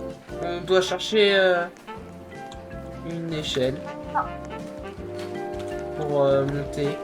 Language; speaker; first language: French; native; French